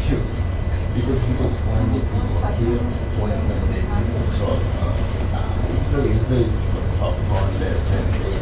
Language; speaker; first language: English; non-native, learner; Haitian Creole